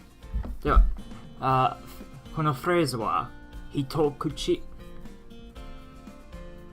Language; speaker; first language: Japanese; non-native, learner; English